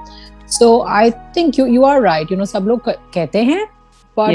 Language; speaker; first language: English; non-native, local second language; Hindi